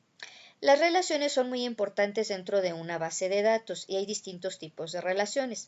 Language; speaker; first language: Spanish; native; Spanish